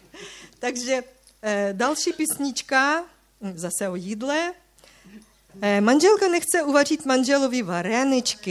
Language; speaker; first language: Czech; non-native, fluent; Ukrainian